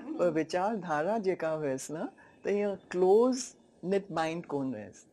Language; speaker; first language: Sindhi; native; Sindhi